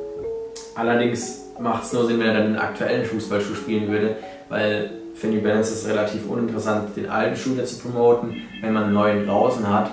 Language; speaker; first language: German; native; German